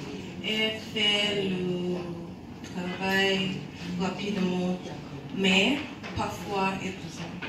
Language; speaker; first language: French; non-native, learner; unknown